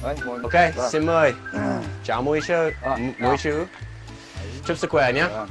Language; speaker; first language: Vietnamese; non-native, learner; English